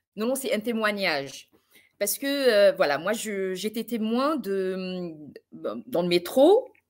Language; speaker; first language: French; non-native, fluent; Arabic